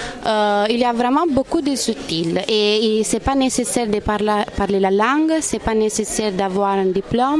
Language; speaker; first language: French; non-native, fluent; Italian